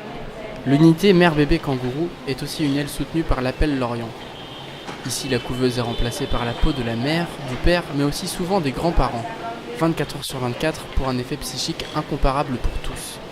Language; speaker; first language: French; native; French